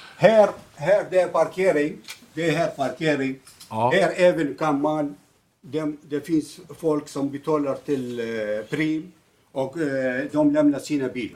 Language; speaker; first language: Swedish; non-native, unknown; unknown